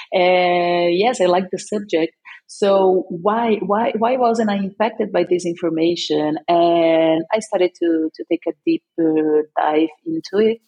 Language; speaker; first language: English; non-native, fluent; Portuguese